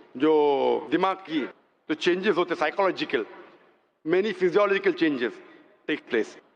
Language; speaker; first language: Hindi; non-native, local second language; Konkani